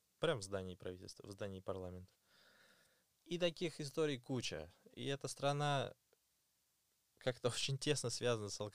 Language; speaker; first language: Russian; native; Russian